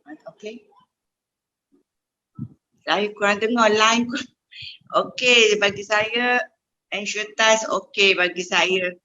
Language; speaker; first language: Malay; native; Malay